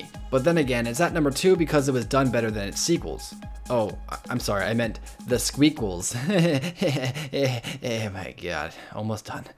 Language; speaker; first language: English; native; English